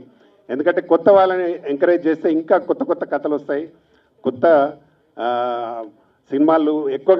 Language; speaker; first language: Telugu; native; Telugu